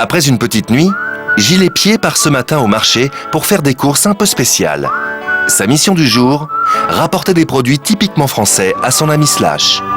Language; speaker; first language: French; native; French